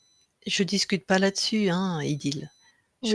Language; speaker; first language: French; native; French